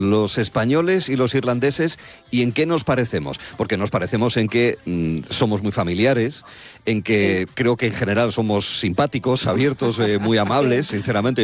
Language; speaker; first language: Spanish; native; Spanish